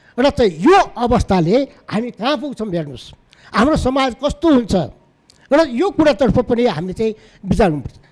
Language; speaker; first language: Nepali; non-native, local second language; Newari